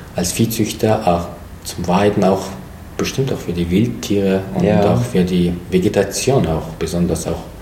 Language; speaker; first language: German; non-native, fluent; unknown